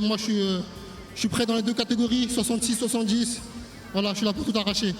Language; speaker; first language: French; native; French